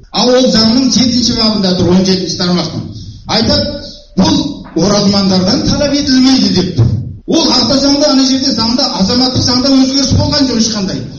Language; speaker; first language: Kazakh; early bilingual, heritage; Kazakh